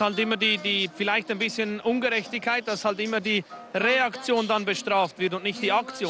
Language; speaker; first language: German; native; German